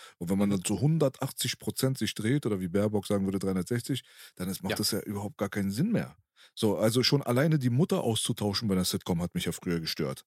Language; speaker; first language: German; early bilingual, other home language; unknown